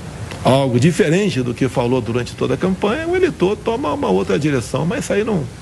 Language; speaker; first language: Portuguese; native; Portuguese